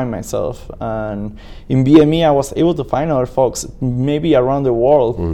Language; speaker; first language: English; non-native, fluent; Spanish